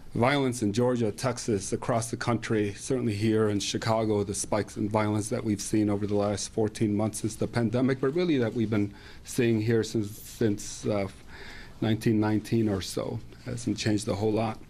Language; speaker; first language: English; early bilingual, other home language; Spanish